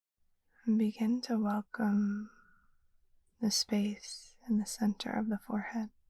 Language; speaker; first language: English; native; English